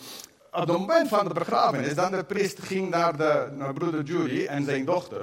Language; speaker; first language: Dutch; non-native, fluent; English